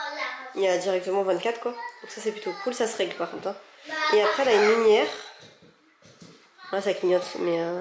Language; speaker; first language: French; native; French